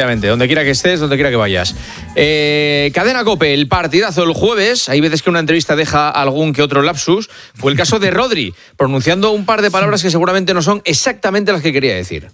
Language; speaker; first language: Spanish; native; Spanish